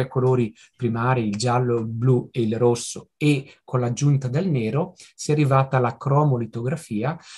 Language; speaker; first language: Italian; native; Italian